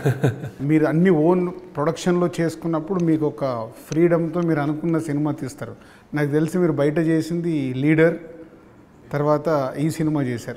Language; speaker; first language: Telugu; native; Telugu